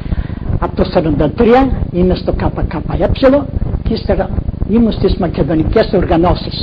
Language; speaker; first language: Greek; non-native, local second language; Macedonian